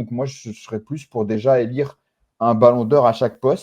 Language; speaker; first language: French; native; French